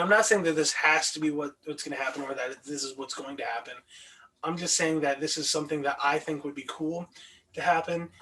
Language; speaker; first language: English; native; English